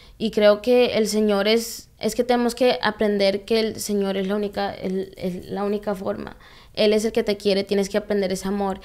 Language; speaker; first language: Spanish; early bilingual, heritage; Spanish